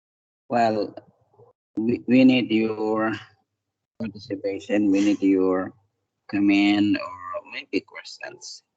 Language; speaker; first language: English; non-native, fluent; Indonesian